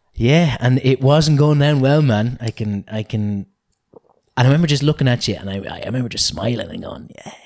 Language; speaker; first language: English; native; English